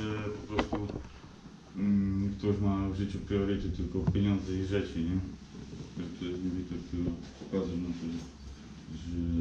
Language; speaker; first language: Polish; early bilingual, heritage; Polish